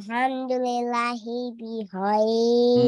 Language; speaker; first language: Arabic; non-native, learner; Indonesian